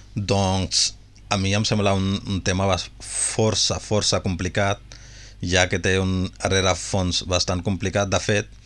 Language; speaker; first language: Catalan; non-native, fluent; Urdu